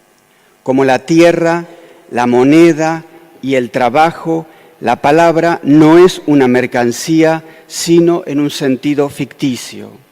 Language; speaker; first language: Spanish; native; Spanish